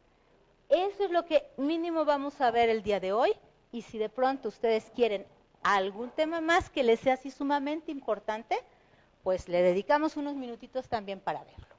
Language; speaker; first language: Spanish; native; Spanish